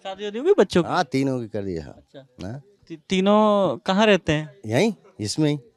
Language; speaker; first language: Hindi; native; Hindi